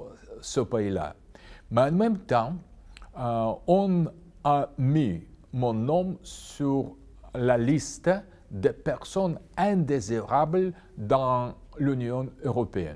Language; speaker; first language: French; non-native, fluent; Russian